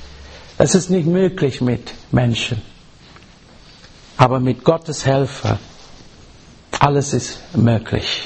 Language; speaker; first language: German; non-native, learner; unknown